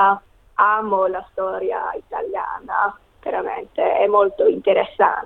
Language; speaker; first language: Italian; non-native, learner; English